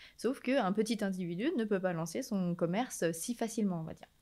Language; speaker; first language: French; native; French